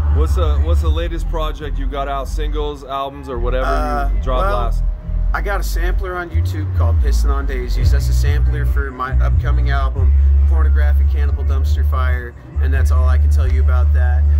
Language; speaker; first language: English; native; English